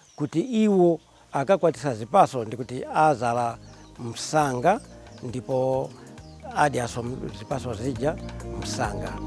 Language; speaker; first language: Nyanja; non-native, local second language; Tumbuka